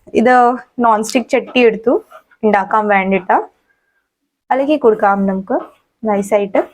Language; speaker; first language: Malayalam; non-native, fluent; Hindi